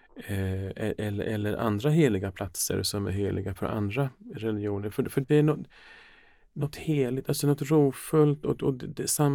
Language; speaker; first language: Swedish; early bilingual, other home language; Finnish